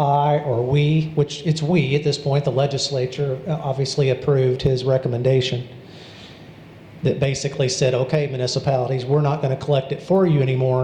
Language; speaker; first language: English; native; English